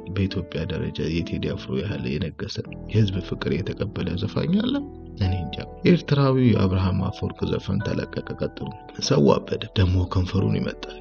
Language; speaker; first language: Amharic; native; Amharic